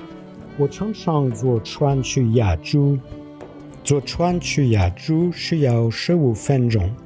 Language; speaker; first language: Chinese; non-native, learner; French